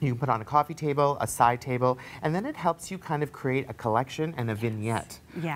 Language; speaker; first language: English; native; English